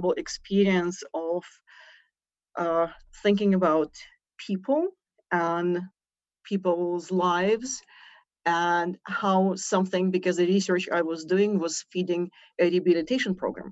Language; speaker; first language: English; non-native, fluent; Russian